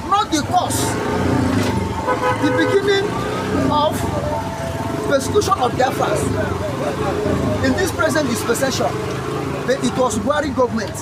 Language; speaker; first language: English; non-native, local second language; Igbo